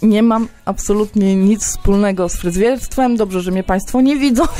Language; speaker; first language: Polish; native; Polish